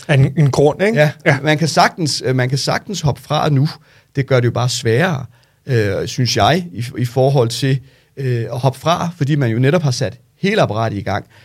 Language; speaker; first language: Danish; early bilingual, other home language; Turkish